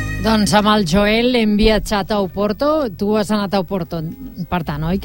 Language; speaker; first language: Catalan; native; Catalan